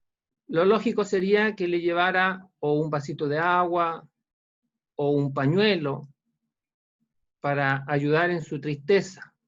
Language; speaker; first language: Spanish; native; Spanish